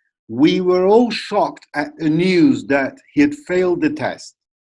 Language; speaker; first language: English; non-native, fluent; Turkish